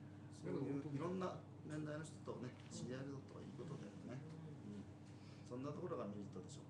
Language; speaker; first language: Japanese; native; Japanese